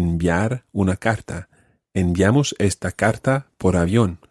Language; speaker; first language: Spanish; non-native, fluent; English